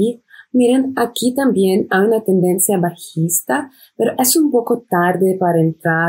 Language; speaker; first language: Spanish; non-native, fluent; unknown